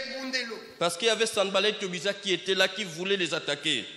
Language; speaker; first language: French; non-native, local second language; Lingala